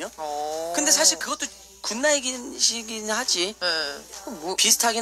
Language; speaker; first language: Korean; native; Korean